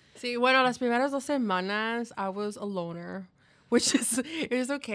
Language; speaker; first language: English; early bilingual, other home language; Spanish